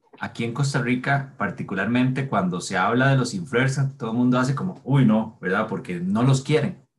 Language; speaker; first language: Spanish; native; Spanish